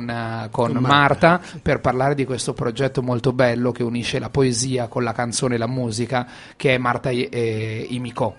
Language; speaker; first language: Italian; native; Italian